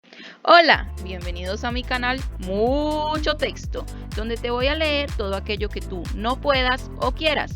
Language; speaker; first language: Spanish; native; Spanish